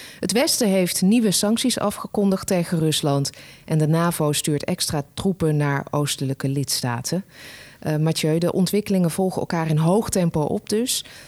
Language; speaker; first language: Dutch; native; Dutch